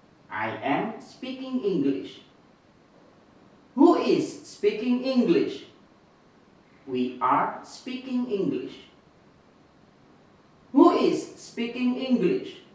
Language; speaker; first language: English; non-native, fluent; Indonesian